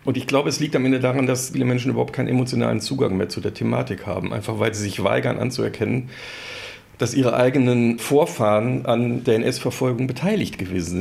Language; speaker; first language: German; native; German